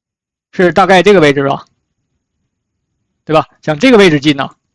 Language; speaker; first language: Chinese; native; Chinese